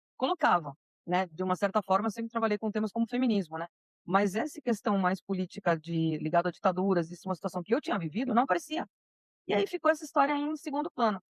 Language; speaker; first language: Portuguese; early bilingual, other home language; Spanish